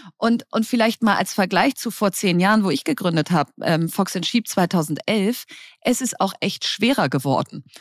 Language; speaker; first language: German; native; German